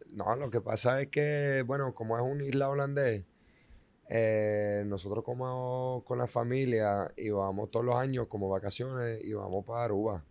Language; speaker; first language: Spanish; non-native, fluent; Dutch